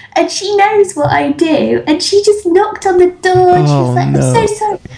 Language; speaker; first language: English; native; English